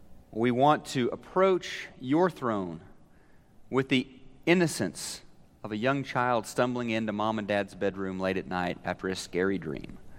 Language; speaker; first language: English; native; English